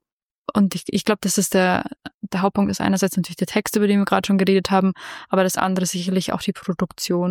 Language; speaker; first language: German; native; German